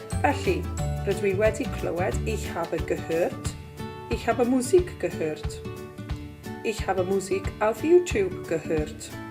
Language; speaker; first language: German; non-native, learner; Welsh